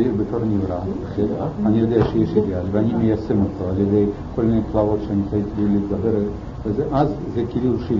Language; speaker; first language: Hebrew; non-native, fluent; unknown